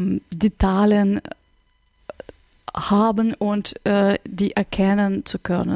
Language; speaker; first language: German; non-native, fluent; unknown